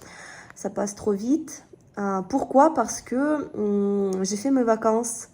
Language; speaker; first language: French; non-native, fluent; Russian